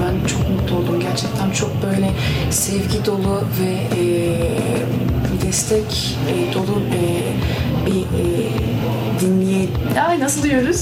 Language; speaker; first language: Turkish; early bilingual, heritage; Turkish